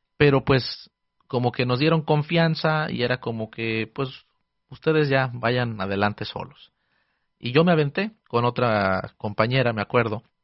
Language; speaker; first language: Spanish; early bilingual, heritage; Spanish